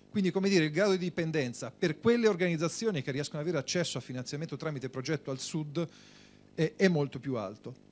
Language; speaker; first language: Italian; native; Italian